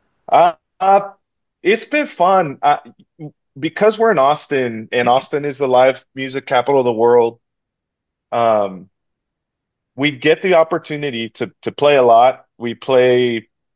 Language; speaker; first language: English; early bilingual, other home language; Spanish